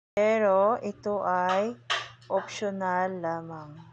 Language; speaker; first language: Filipino; non-native, local second language; Cebuano